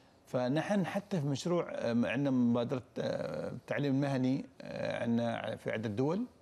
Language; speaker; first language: Arabic; native; Arabic